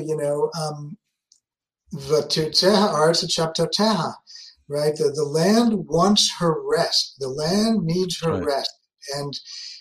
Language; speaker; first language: English; native; English